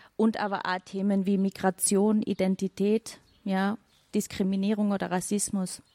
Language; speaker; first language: German; non-native, fluent; Persian